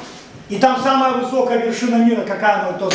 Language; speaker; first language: Russian; native; Russian